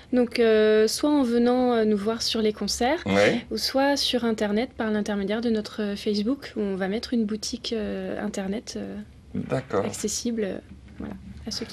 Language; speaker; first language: French; native; French